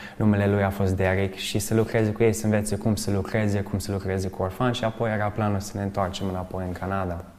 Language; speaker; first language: Romanian; early bilingual, other home language; English